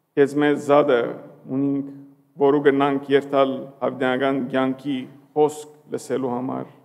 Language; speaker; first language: Armenian; early bilingual, heritage; Armenian